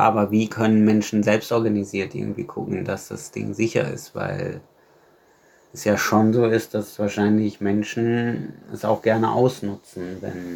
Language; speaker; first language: German; native; German